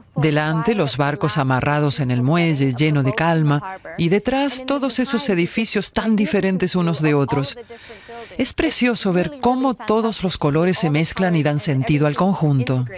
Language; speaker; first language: Spanish; non-native, fluent; English